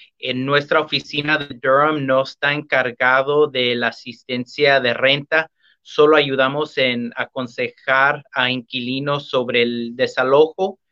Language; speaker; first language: Spanish; early bilingual, heritage; Spanish